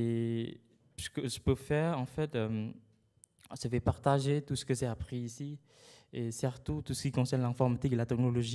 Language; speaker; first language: French; non-native, fluent; Khmer